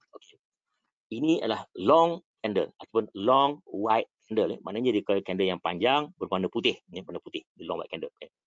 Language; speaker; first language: Malay; native; Malay